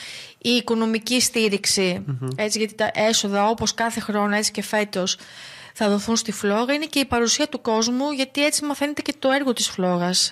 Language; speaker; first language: Greek; native; Greek